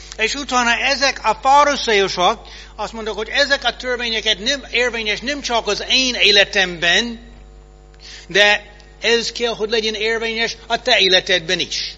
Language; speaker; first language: Hungarian; non-native, fluent; English